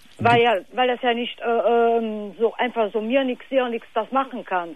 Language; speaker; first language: German; non-native, fluent; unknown